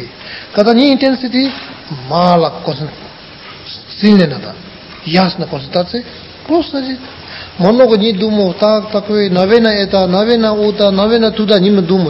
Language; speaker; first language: Russian; non-native, learner; Tibetan